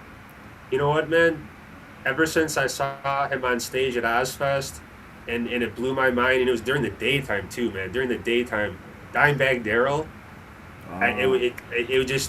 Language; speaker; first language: English; native; English